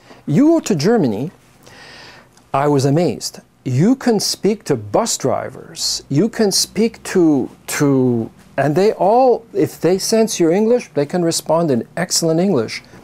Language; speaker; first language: English; native; English